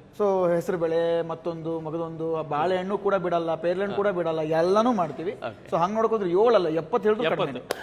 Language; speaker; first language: Kannada; native; Kannada